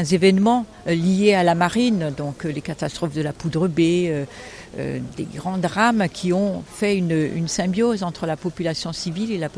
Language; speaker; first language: French; native; French